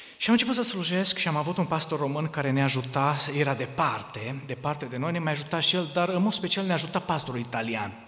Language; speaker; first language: Romanian; native; Romanian